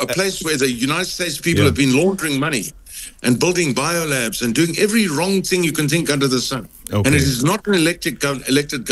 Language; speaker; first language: English; native; English